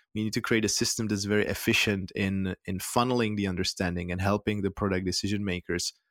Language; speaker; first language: English; non-native, fluent; Czech